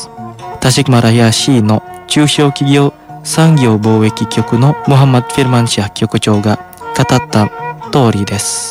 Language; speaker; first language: Japanese; non-native, fluent; Indonesian